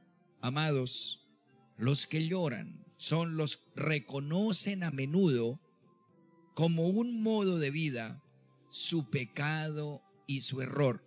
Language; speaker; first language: Spanish; native; Spanish